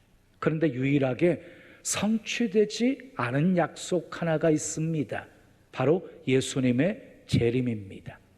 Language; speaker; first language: Korean; native; Korean